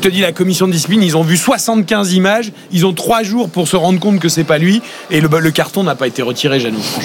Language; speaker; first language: French; native; French